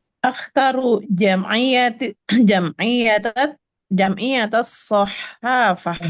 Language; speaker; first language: Arabic; non-native, learner; Indonesian